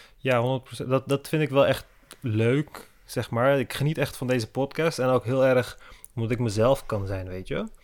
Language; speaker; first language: Dutch; early bilingual, other home language; Turkish